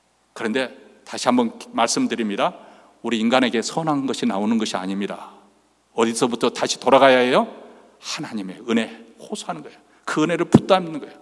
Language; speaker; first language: Korean; native; Korean